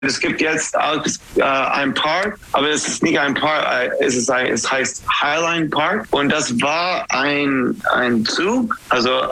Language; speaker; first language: German; non-native, learner; English